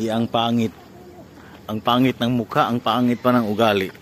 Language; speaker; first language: Filipino; early bilingual, heritage; Filipino